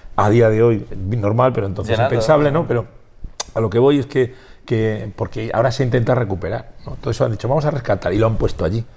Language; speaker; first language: Spanish; native; Spanish